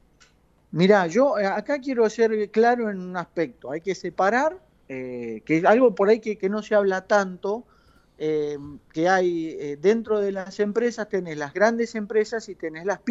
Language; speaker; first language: Spanish; native; Spanish